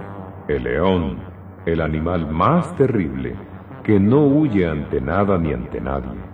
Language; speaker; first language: Spanish; native; Spanish